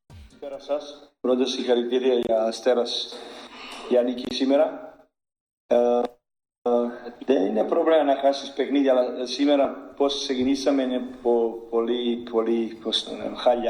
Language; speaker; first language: Greek; non-native, learner; Serbian